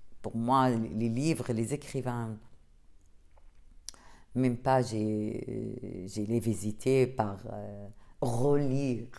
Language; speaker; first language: French; non-native, learner; Arabic